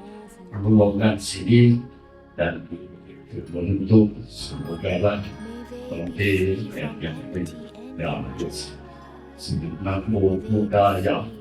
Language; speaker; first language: Indonesian; non-native, learner; Thai